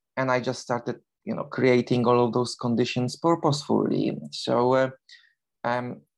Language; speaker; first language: English; non-native, fluent; Polish